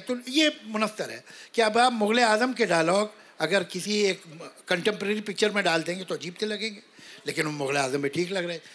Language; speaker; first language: Hindi; native; Hindi